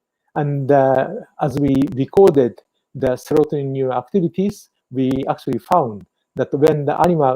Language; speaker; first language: English; non-native, fluent; Japanese